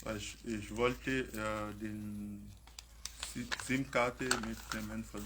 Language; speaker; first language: German; non-native, learner; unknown